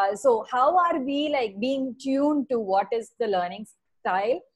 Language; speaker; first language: English; non-native, local second language; Tamil